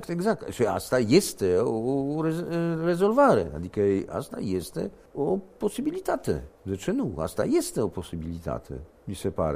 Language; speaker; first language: Romanian; non-native, fluent; Polish